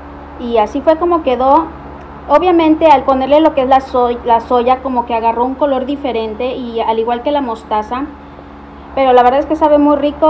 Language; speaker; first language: Spanish; native; Spanish